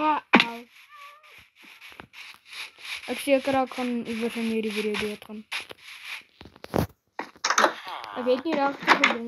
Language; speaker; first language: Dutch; non-native, learner; Afrikaans